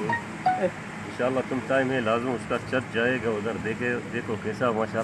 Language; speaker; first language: Hindi; non-native, learner; Arabic